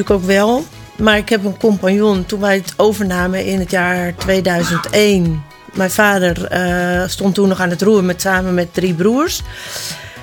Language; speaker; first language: Dutch; native; Dutch